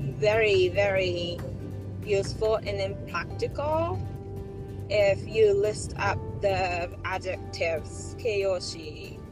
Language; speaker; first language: English; non-native, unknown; Japanese